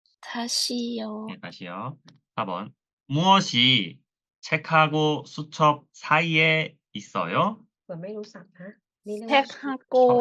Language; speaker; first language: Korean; non-native, fluent; Thai